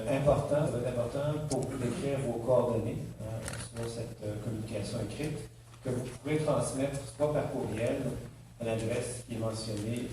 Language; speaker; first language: French; native; French